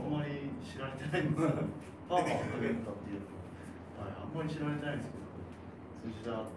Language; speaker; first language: Japanese; native; Japanese